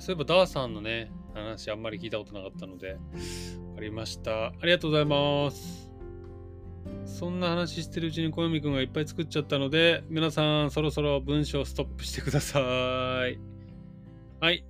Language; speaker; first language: Japanese; native; Japanese